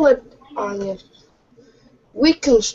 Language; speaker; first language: Russian; native; Russian